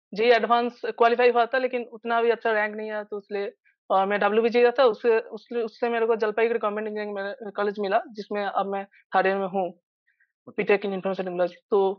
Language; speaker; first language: Hindi; non-native, local second language; Bangla